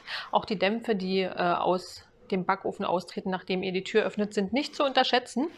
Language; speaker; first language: German; native; German